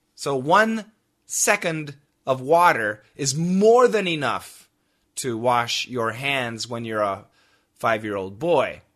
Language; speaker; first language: English; native; English